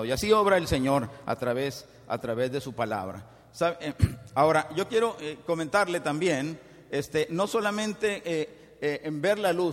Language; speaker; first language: Spanish; native; Spanish